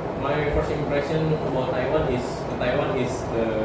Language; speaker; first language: English; non-native, learner; Indonesian